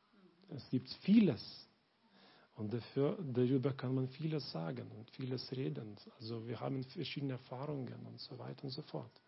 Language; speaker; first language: German; non-native, learner; Lithuanian